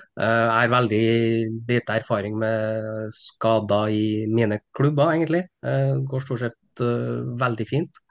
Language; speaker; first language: Norwegian; native; Norwegian